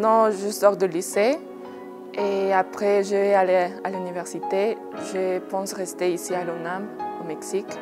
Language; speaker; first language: French; non-native, fluent; Spanish